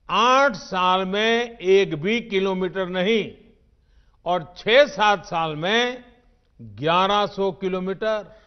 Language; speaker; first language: Hindi; native; Hindi